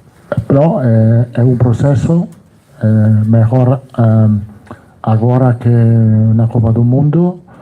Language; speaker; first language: Portuguese; non-native, fluent; Italian